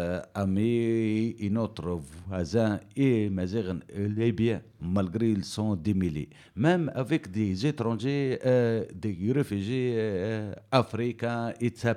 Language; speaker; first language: French; non-native, learner; Berber languages